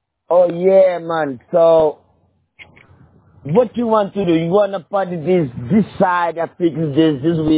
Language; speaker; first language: English; non-native, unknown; Portuguese